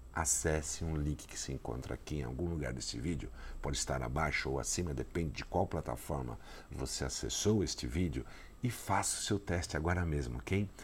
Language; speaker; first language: Portuguese; native; Portuguese